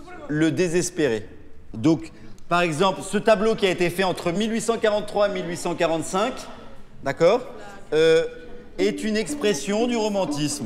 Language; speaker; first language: French; native; French